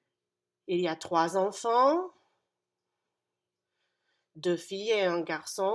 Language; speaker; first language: French; non-native, fluent; English